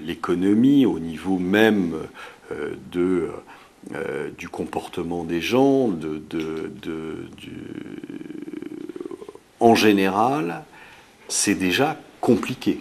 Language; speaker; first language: French; native; French